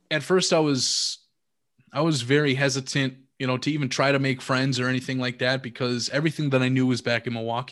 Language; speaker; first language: English; native; English